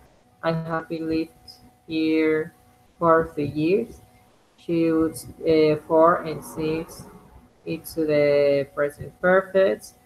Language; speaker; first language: English; non-native, learner; Spanish